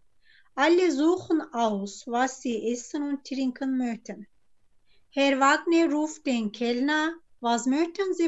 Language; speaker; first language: German; non-native, fluent; Turkish